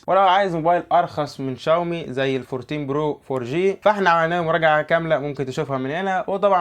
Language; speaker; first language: Arabic; native; Arabic